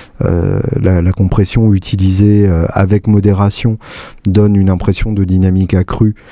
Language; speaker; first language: French; native; French